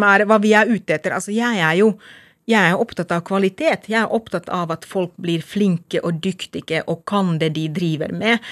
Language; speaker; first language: Norwegian; non-native, fluent; Finnish